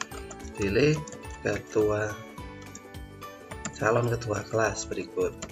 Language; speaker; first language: Indonesian; native; Indonesian